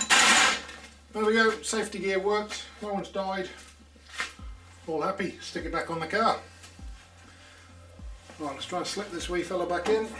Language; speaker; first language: English; native; English